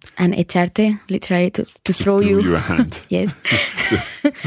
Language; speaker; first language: English; non-native, fluent; Spanish